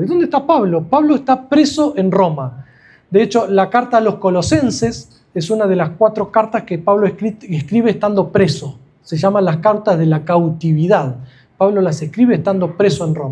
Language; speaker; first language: Spanish; native; Spanish